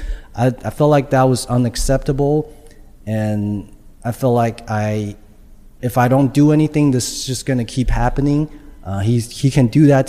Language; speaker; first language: English; non-native, fluent; Chinese